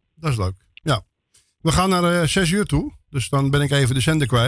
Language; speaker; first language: Dutch; native; Dutch